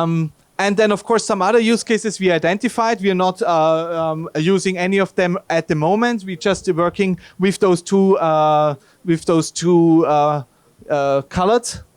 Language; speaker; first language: English; non-native, fluent; German